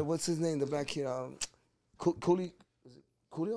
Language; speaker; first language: English; early bilingual, other home language; Spanish